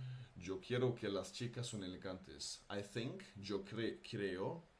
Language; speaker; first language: Spanish; non-native, learner; Dutch